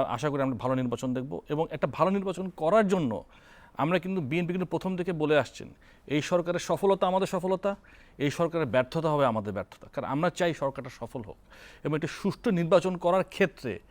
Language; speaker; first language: Bangla; native; Bangla